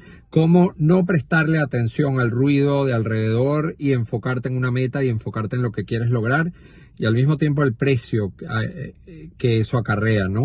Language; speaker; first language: Spanish; native; Spanish